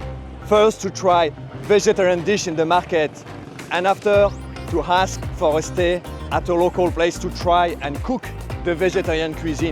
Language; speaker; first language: English; non-native, fluent; French